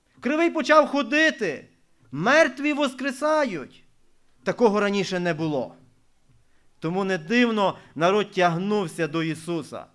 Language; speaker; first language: Ukrainian; non-native, local second language; Russian